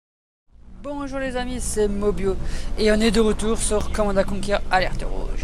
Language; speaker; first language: French; native; French